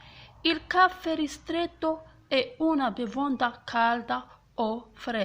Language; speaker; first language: Italian; non-native, fluent; French